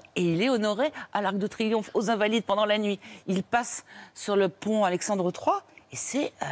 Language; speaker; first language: French; native; French